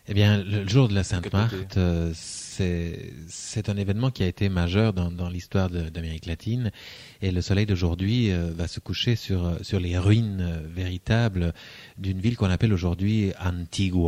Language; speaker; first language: French; native; French